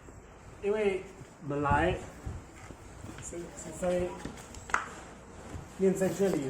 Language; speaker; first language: Chinese; non-native, fluent; Italian